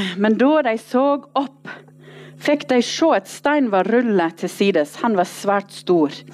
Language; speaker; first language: Norwegian; non-native, fluent; English